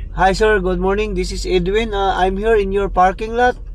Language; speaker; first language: English; non-native, learner; Filipino